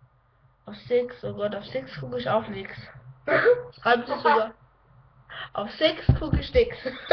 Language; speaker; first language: German; native; German